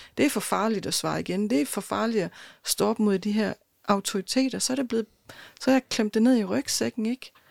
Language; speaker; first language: Danish; native; Danish